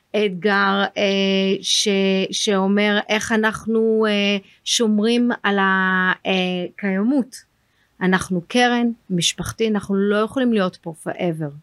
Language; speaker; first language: Hebrew; early bilingual, heritage; Hebrew